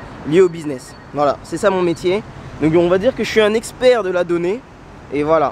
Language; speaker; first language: French; native; French